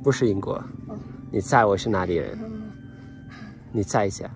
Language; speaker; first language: Chinese; non-native, learner; Turkish